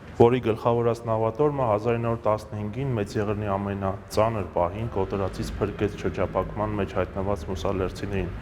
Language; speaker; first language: Armenian; native; Armenian